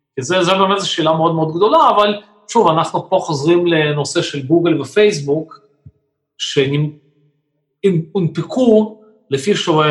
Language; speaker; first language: Hebrew; non-native, fluent; Russian